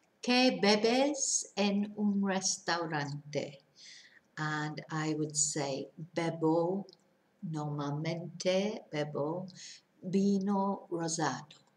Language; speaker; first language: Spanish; non-native, fluent; English